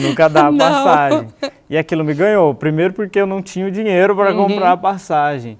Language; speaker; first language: Portuguese; native; Portuguese